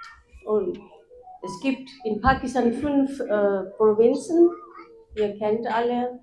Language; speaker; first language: German; non-native, fluent; Urdu